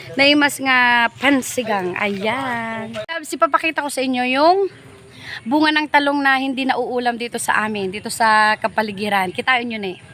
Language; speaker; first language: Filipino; non-native, local second language; Iloko